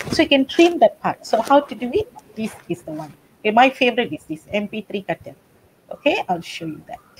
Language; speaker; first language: English; non-native, local second language; Malay